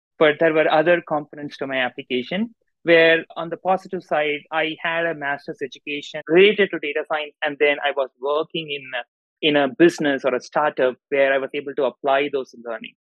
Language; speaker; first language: English; non-native, local second language; Tamil